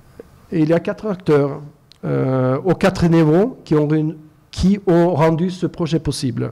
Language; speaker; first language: French; non-native, fluent; Norwegian